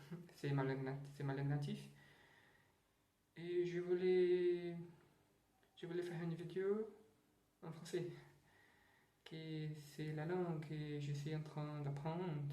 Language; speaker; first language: French; non-native, learner; Portuguese